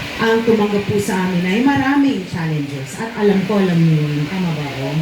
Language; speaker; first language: Filipino; native; Filipino